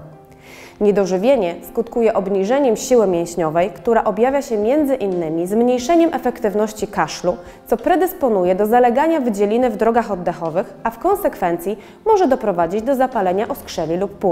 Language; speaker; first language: Polish; native; Polish